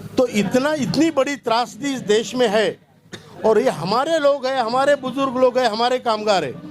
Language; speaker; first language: Hindi; non-native, local second language; Marathi